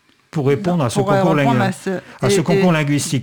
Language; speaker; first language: French; non-native, fluent; Russian